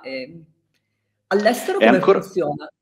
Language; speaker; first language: Italian; native; Italian